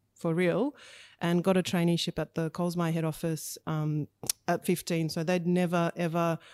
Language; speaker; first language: English; early bilingual, other home language; Russian